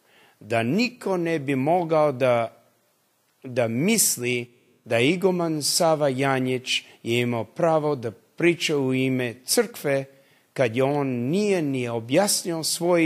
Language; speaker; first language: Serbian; early bilingual, heritage; English